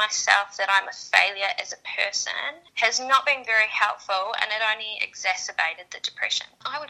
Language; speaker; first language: English; native; English